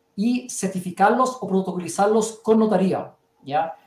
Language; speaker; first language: Spanish; early bilingual, heritage; German